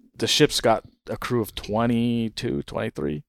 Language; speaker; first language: English; native; English